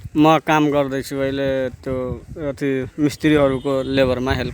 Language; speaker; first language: Nepali; non-native, local second language; Bhojpuri